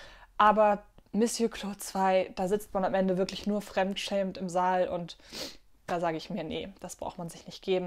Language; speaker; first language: German; native; German